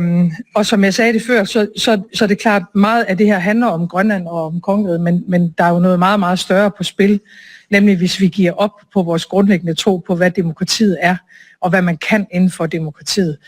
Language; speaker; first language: Danish; native; Danish